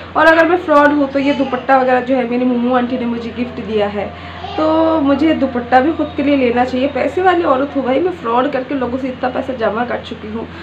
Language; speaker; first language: Hindi; non-native, local second language; Bangla